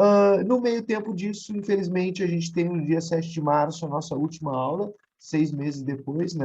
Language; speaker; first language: Portuguese; native; Portuguese